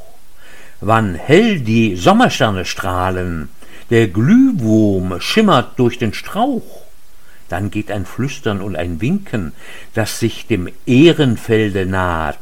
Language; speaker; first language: German; native; German